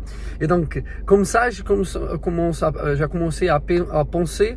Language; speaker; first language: French; non-native, learner; Portuguese